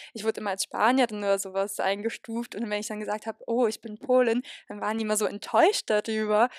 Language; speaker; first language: German; early bilingual, other home language; Polish